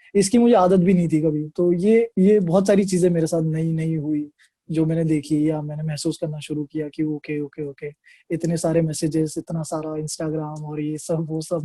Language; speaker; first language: Hindi; non-native, local second language; Marathi